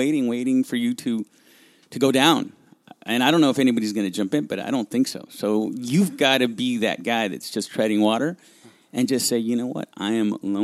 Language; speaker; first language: English; early bilingual, other home language; Spanish